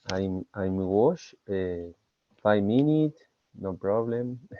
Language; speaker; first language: English; non-native, learner; Spanish